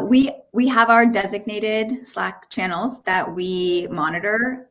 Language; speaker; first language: English; native; English